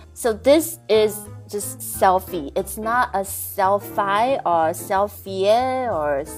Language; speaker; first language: English; non-native, fluent; Chinese